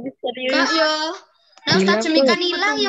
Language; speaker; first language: Malay; native; Malay